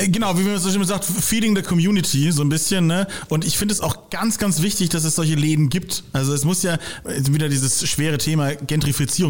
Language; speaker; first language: German; native; German